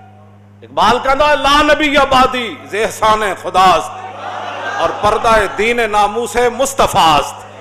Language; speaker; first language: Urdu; non-native, local second language; Punjabi